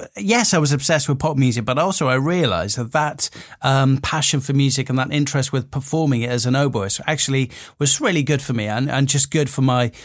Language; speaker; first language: English; native; English